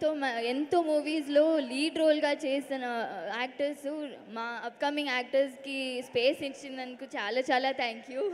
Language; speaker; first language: Telugu; non-native, local second language; Tamil